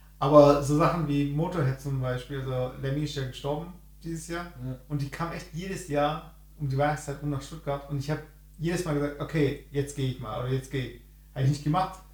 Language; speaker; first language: German; native; German